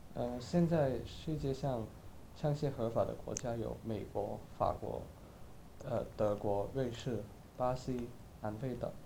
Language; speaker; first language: Chinese; non-native, local second language; Cantonese